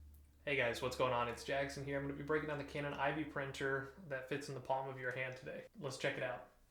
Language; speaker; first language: English; native; English